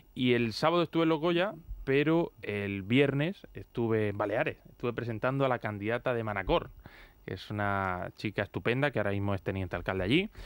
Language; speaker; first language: Spanish; native; Spanish